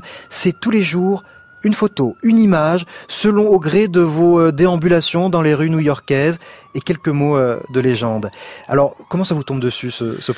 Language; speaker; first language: French; native; French